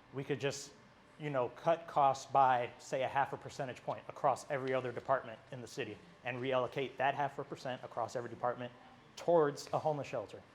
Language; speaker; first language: English; native; English